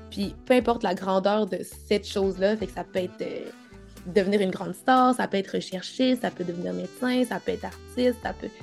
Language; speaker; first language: French; native; French